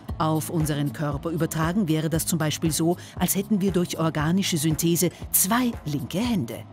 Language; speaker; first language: German; native; German